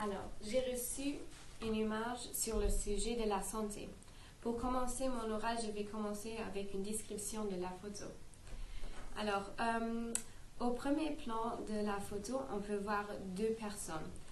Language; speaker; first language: French; non-native, learner; English